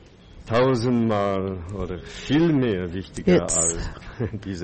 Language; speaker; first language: German; non-native, fluent; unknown